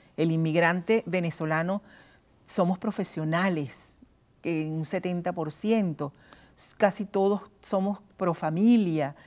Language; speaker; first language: Spanish; native; Spanish